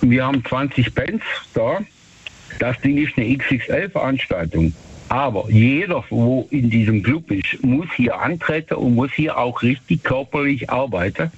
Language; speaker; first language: German; native; German